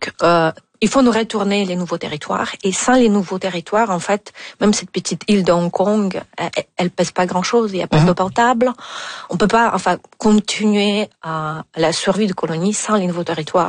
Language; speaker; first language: French; non-native, fluent; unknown